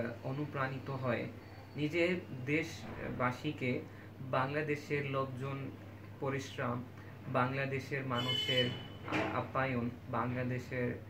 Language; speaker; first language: Bangla; non-native, fluent; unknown